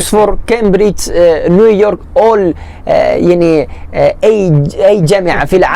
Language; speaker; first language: Arabic; non-native, learner; Spanish